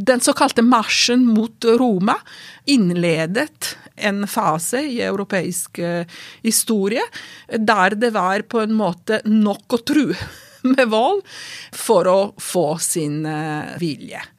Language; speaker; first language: Norwegian; non-native, fluent; Italian